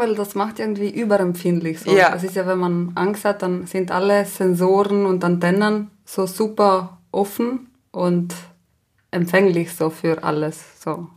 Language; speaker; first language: German; non-native, local second language; Ladin